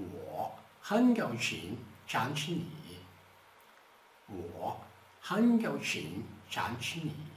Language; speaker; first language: Chinese; non-native, fluent; Portuguese